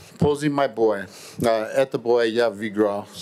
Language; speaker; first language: Russian; non-native, learner; English